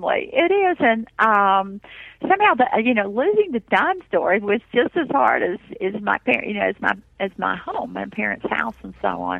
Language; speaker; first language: English; native; English